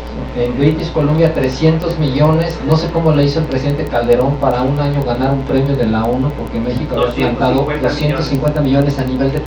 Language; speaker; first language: Spanish; native; Spanish